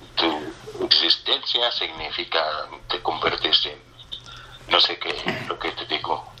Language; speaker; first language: Spanish; non-native, fluent; Arabic